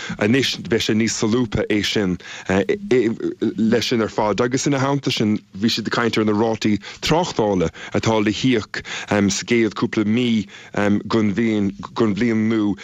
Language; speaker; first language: Irish; native; Irish